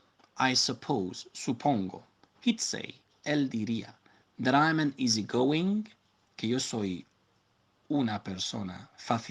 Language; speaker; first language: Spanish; non-native, fluent; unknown